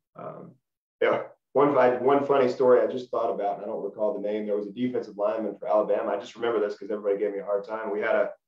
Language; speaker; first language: English; native; English